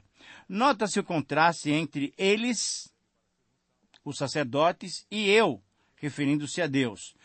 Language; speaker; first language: Portuguese; native; Portuguese